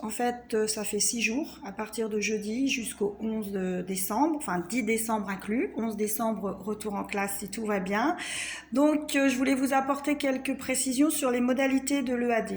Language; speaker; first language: French; native; French